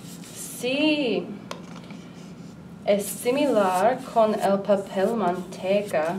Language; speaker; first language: Spanish; non-native, learner; English